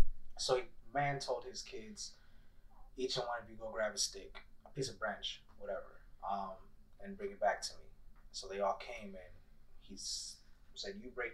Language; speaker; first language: English; early bilingual, other home language; Tigrinya